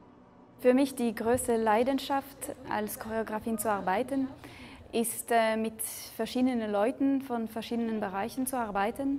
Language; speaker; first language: German; non-native, local second language; French